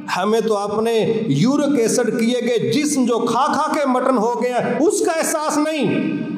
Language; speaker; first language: Urdu; non-native, local second language; Punjabi